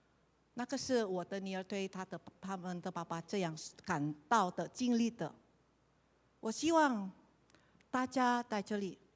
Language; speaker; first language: Chinese; non-native, learner; Indonesian